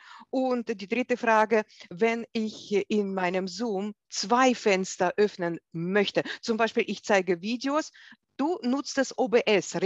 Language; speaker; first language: German; non-native, fluent; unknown